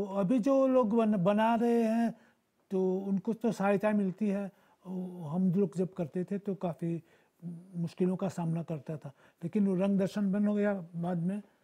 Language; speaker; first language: Hindi; early bilingual, heritage; Bhojpuri